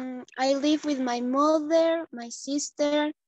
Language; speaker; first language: English; non-native, learner; Spanish